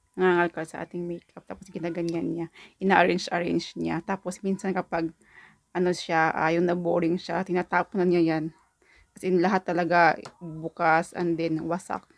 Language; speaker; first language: Filipino; non-native, local second language; Cebuano